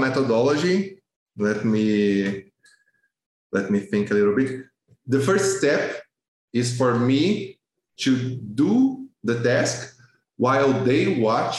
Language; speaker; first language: English; non-native, fluent; Portuguese